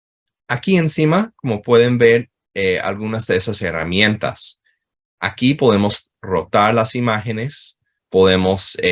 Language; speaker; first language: Spanish; non-native, fluent; English